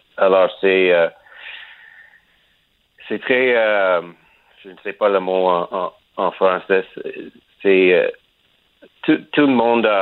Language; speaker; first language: French; non-native, learner; English